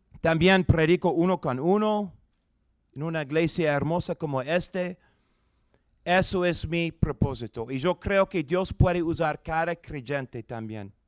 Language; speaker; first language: Spanish; non-native, fluent; English